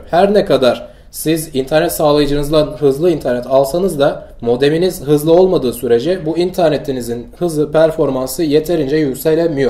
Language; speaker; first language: Turkish; native; Turkish